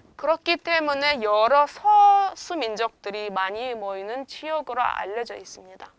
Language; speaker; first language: Korean; non-native, fluent; Turkmen